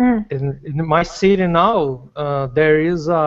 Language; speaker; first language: English; non-native, learner; Portuguese